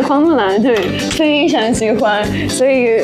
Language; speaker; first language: Chinese; non-native, fluent; Russian